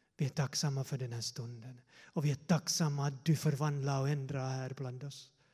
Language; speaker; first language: Swedish; non-native, fluent; Finnish